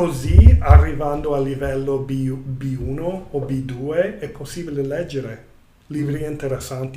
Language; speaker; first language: Italian; non-native, learner; English